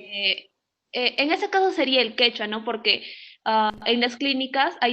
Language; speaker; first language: Spanish; native; Spanish